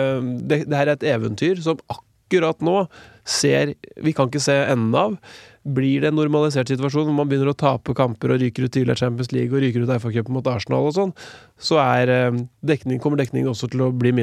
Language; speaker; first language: Norwegian; native; Norwegian